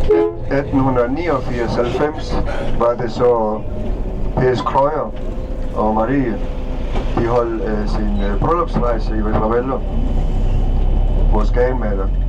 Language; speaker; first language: Danish; non-native, fluent; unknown